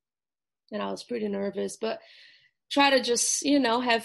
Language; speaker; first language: English; non-native, fluent; Portuguese